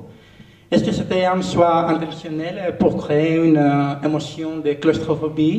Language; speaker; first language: French; non-native, learner; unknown